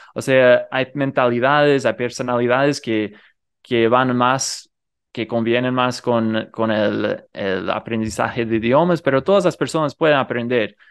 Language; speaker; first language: Spanish; non-native, fluent; English